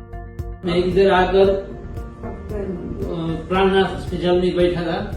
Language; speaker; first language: Hindi; non-native, learner; Nepali